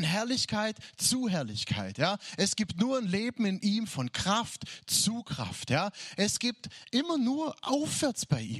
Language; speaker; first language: German; native; German